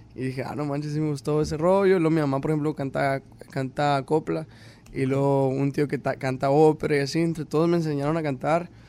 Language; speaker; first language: Spanish; native; Spanish